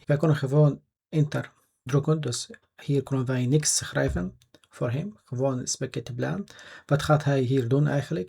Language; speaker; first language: Dutch; non-native, fluent; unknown